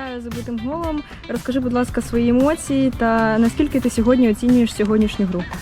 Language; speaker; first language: Ukrainian; native; Ukrainian